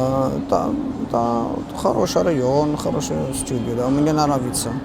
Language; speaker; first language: Russian; non-native, learner; Arabic